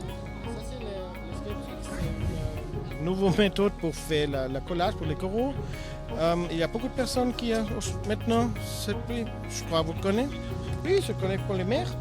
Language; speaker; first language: French; non-native, learner; German